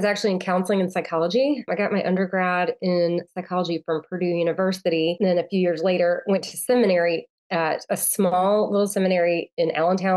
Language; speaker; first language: English; native; English